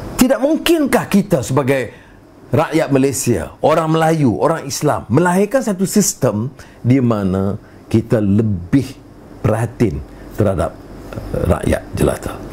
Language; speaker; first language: Malay; native; Malay